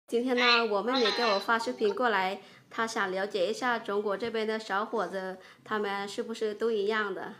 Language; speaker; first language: Chinese; non-native, fluent; Lao